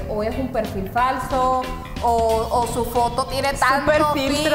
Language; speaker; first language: Spanish; native; Spanish